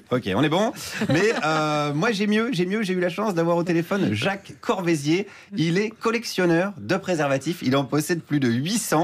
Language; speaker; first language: French; native; French